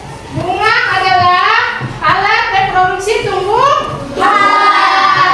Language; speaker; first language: Indonesian; native; Indonesian